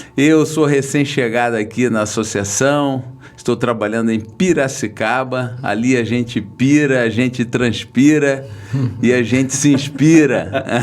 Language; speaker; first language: Portuguese; native; Portuguese